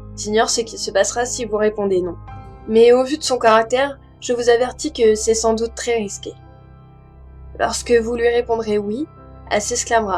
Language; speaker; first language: French; native; French